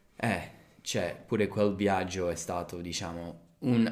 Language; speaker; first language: Italian; non-native, fluent; English